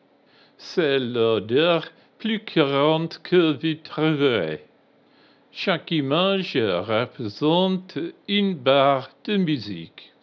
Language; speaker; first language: French; non-native, learner; English